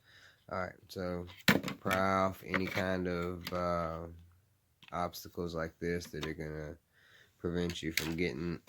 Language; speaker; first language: English; native; English